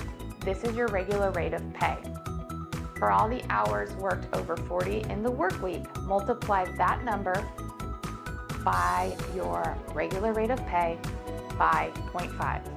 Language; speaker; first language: English; native; English